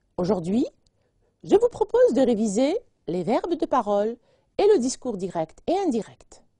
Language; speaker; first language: French; non-native, local second language; Arabic